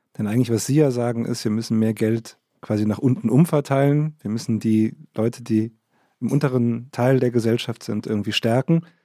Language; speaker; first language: German; native; German